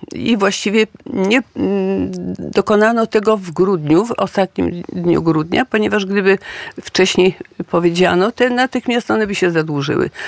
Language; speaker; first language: Polish; native; Polish